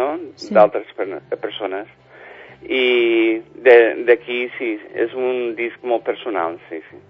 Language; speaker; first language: Catalan; non-native, fluent; English